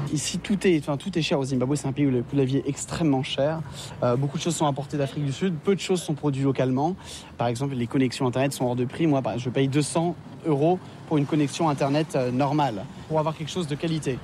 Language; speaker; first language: French; native; French